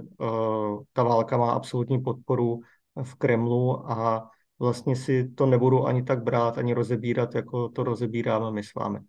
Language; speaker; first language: Czech; native; Czech